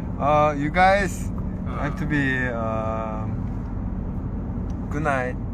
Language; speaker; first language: English; non-native, learner; Korean